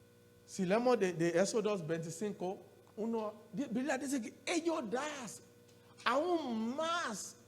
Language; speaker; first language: Spanish; non-native, learner; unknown